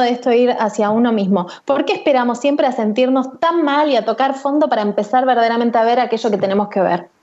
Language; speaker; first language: Spanish; native; Spanish